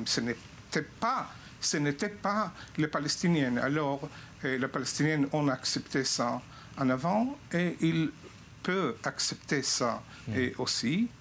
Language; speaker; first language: French; non-native, fluent; Hebrew